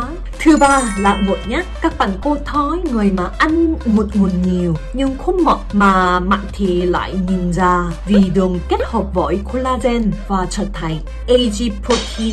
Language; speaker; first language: Vietnamese; non-native, fluent; Korean